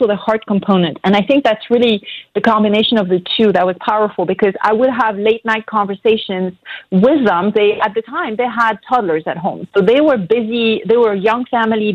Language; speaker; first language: English; non-native, fluent; French